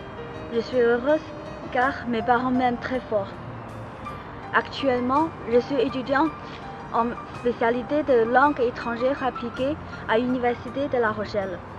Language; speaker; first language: French; non-native, fluent; Chinese